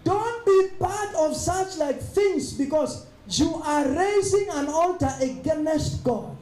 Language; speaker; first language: English; non-native, local second language; Swahili